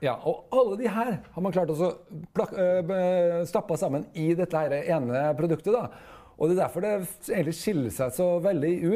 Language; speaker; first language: Norwegian; native; Norwegian